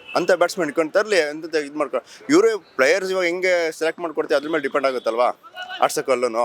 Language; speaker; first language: Kannada; native; Kannada